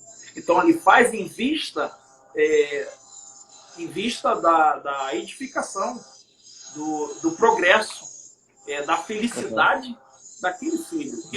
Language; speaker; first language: Portuguese; native; Portuguese